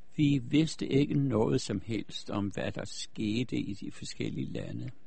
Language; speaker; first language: Danish; early bilingual, other home language; German